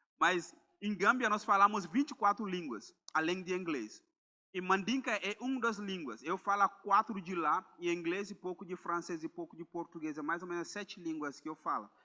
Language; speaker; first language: Portuguese; non-native, fluent; Mandingo